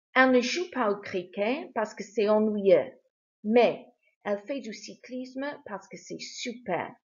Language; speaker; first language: French; non-native, fluent; English